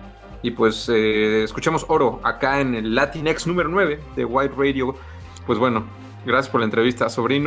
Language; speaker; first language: Spanish; native; Spanish